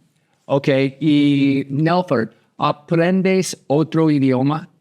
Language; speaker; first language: Spanish; non-native, fluent; English